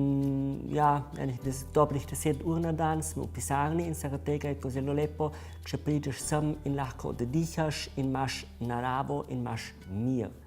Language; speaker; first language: Slovenian; early bilingual, heritage; Slovenian